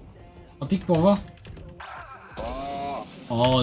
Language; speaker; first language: French; native; French